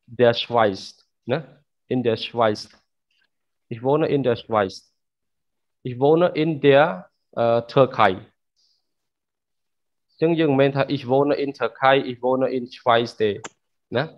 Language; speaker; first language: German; non-native, fluent; Khmer